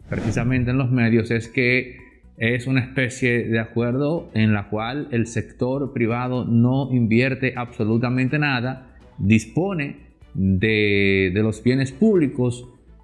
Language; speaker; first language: Spanish; native; Spanish